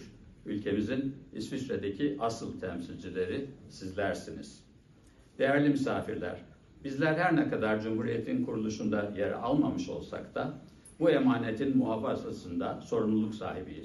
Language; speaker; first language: Turkish; native; Turkish